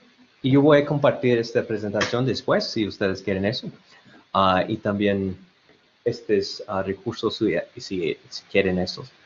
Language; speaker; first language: Spanish; non-native, learner; English